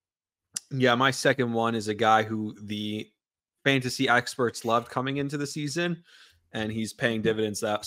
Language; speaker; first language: English; native; English